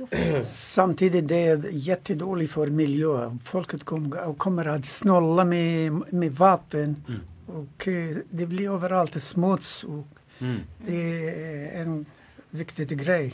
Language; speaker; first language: Swedish; non-native, fluent; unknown